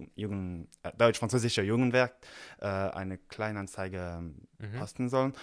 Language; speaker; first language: German; non-native, fluent; French